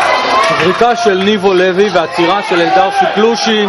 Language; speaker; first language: Hebrew; native; Hebrew